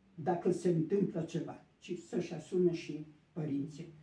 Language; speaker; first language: Romanian; native; Romanian